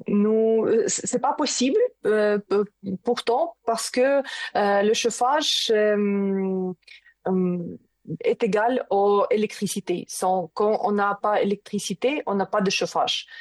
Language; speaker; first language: French; non-native, learner; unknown